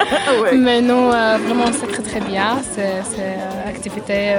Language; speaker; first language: French; non-native, learner; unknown